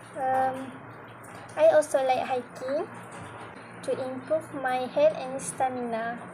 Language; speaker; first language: English; non-native, local second language; Malay